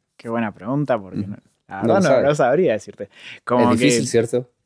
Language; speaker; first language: Spanish; native; Spanish